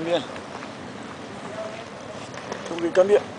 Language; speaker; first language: Spanish; native; Spanish